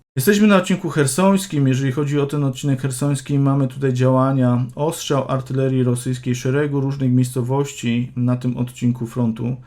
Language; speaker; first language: Polish; native; Polish